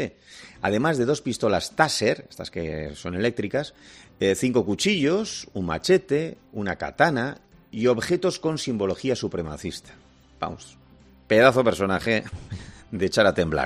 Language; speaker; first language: Spanish; native; Spanish